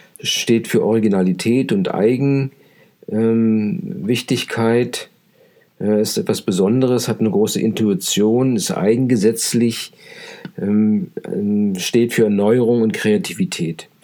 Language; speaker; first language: German; native; German